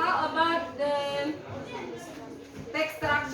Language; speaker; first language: English; non-native, learner; Indonesian